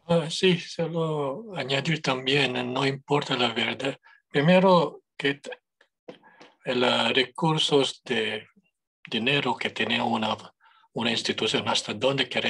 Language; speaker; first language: Spanish; non-native, fluent; English